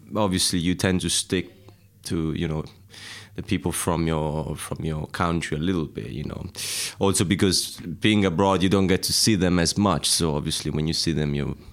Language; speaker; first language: English; non-native, fluent; Italian